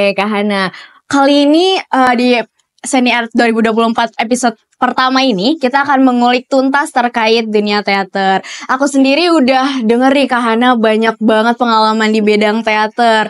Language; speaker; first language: Indonesian; native; Indonesian